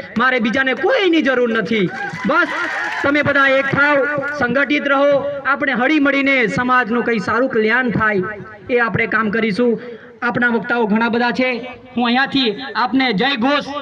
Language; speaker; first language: Gujarati; non-native, local second language; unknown